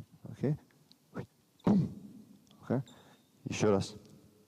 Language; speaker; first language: Russian; non-native, learner; Italian